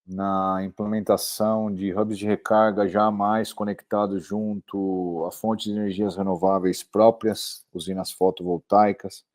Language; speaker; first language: Portuguese; native; Portuguese